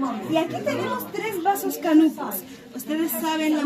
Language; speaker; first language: Spanish; non-native, fluent; Arabic